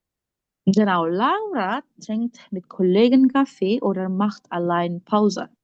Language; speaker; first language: German; non-native, fluent; Indonesian